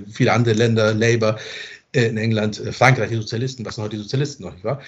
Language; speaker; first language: German; native; German